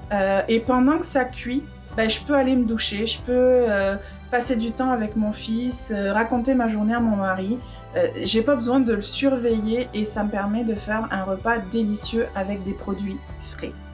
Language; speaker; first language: French; native; French